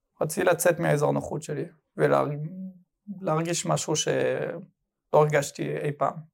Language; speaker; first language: Hebrew; non-native, fluent; French